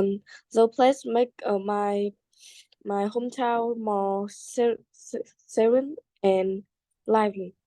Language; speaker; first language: English; non-native, learner; Vietnamese